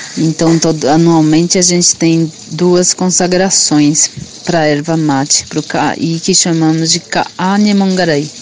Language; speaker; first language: Portuguese; non-native, local second language; Guarani